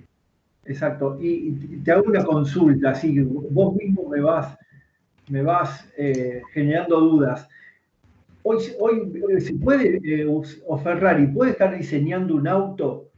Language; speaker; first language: Spanish; native; Spanish